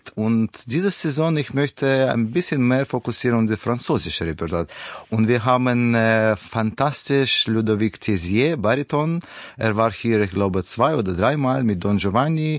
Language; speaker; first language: German; non-native, learner; Russian